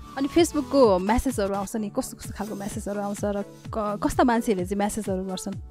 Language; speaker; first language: Nepali; native; Nepali